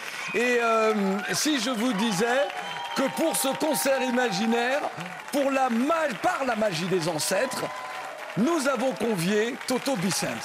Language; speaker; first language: French; native; French